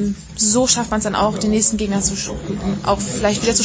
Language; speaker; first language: German; native; German